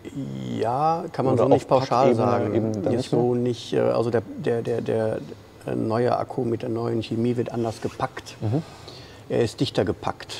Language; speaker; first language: German; native; German